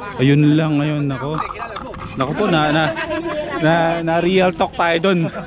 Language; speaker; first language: Filipino; non-native, local second language; Aklanon